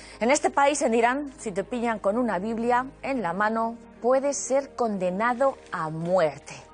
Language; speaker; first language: Spanish; native; Spanish